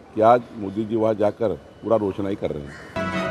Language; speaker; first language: Hindi; non-native, local second language; Marathi